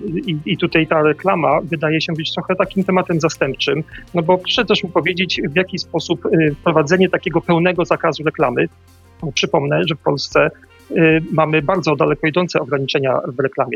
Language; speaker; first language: Polish; native; Polish